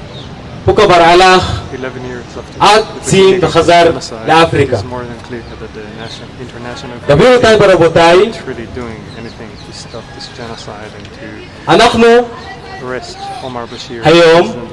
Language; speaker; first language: Hebrew; non-native, learner; Arabic